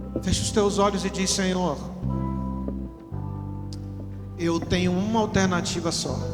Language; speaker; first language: Portuguese; native; Portuguese